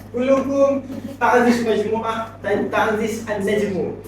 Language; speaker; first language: Arabic; non-native, learner; Malay